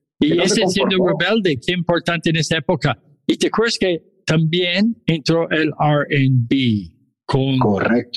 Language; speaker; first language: Spanish; non-native, fluent; English